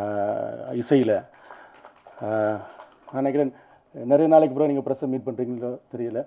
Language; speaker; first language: Tamil; native; Tamil